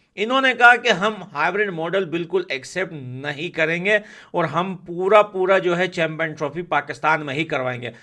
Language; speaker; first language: Hindi; non-native, fluent; Pashto